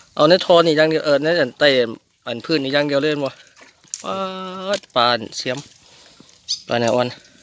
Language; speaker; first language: Thai; native; Thai